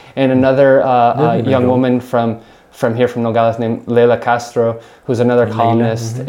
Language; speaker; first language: English; native; English